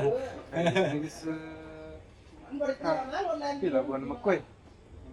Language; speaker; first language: Chinese; non-native, learner; Lao